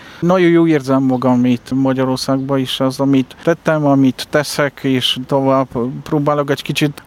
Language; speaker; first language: Hungarian; non-native, learner; Polish